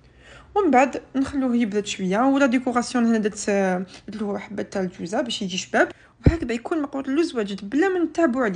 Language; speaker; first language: Arabic; native; Arabic